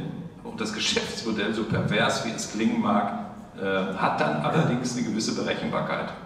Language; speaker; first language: German; native; German